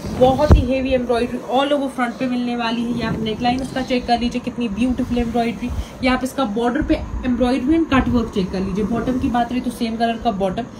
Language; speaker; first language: Hindi; non-native, local second language; Kashmiri